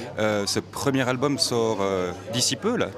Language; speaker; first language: French; native; French